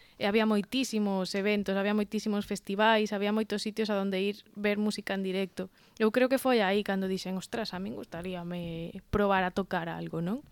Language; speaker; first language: Galician; non-native, local second language; Spanish